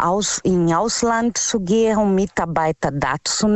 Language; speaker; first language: German; non-native, learner; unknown